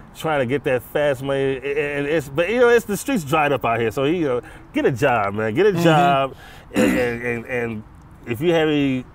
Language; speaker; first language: English; native; English